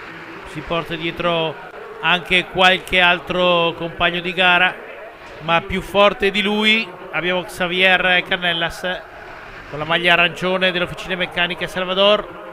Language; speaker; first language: Italian; native; Italian